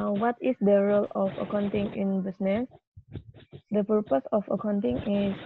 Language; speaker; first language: English; non-native, fluent; Indonesian